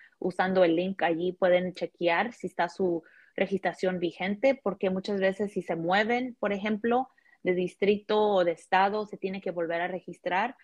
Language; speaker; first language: Spanish; early bilingual, heritage; Spanish